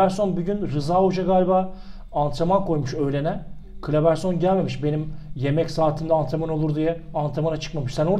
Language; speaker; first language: Turkish; native; Turkish